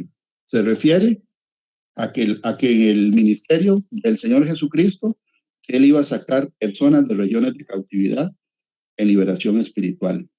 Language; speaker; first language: Spanish; native; Spanish